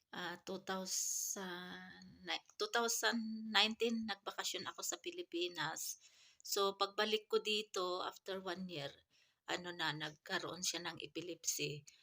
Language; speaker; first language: Filipino; non-native, local second language; Iloko